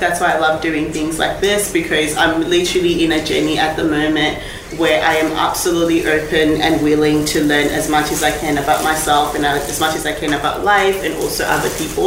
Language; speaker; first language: English; non-native, local second language; Shona